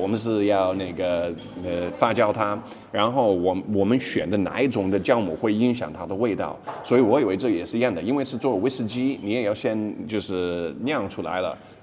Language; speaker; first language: Chinese; non-native, fluent; English